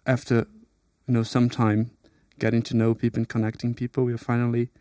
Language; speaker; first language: English; non-native, fluent; Portuguese